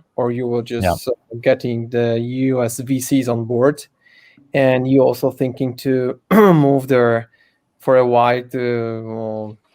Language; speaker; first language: English; non-native, fluent; Polish